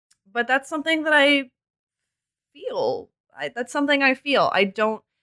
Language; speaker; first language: English; early bilingual, other home language; French